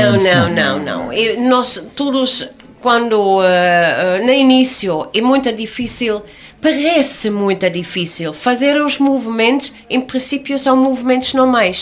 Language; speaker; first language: Portuguese; non-native, learner; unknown